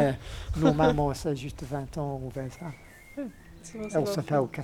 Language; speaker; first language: French; non-native, learner; English